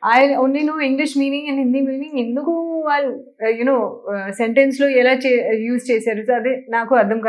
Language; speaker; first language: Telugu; non-native, local second language; Hindi